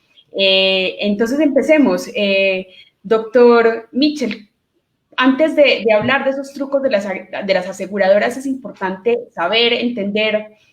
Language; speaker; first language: Spanish; native; Spanish